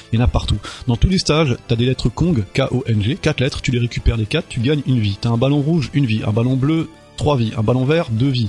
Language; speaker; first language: French; native; French